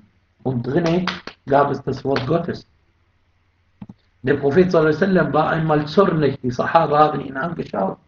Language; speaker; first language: German; non-native, fluent; Arabic